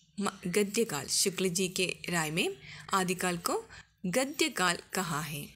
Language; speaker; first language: Hindi; non-native, local second language; Malayalam